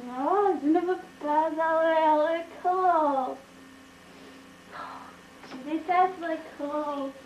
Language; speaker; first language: French; non-native, learner; English